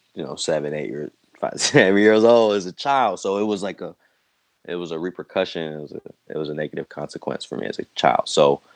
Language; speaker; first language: English; native; English